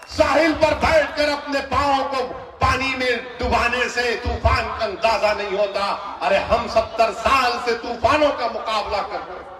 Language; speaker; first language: Urdu; native; Urdu